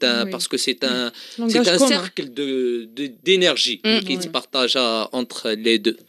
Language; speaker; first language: French; non-native, local second language; Arabic